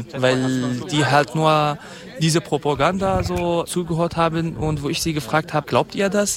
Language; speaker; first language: German; non-native, fluent; Kurdish